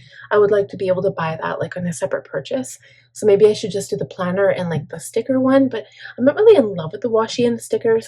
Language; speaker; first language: English; native; English